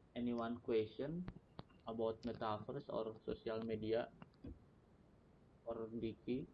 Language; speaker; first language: English; non-native, learner; Indonesian